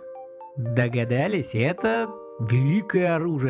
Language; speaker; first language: Russian; native; Russian